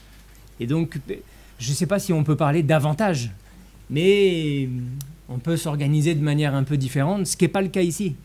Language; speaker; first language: French; native; French